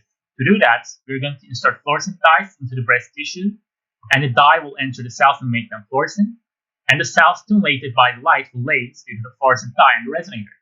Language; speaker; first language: English; non-native, fluent; Turkish